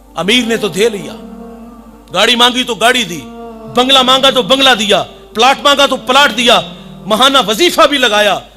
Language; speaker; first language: Urdu; non-native, local second language; Punjabi